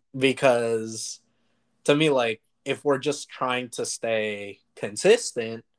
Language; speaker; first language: English; early bilingual, other home language; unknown